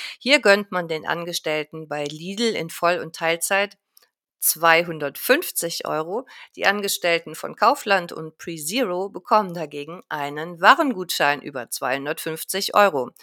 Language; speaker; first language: German; native; German